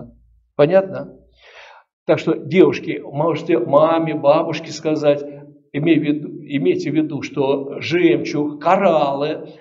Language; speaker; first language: Russian; native; Russian